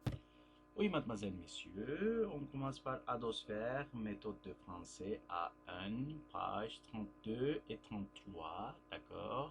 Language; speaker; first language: French; non-native, fluent; Turkish